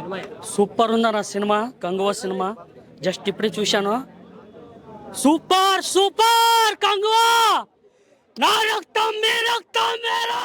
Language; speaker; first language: Telugu; native; Telugu